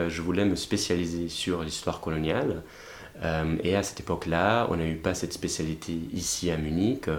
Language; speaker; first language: French; non-native, fluent; German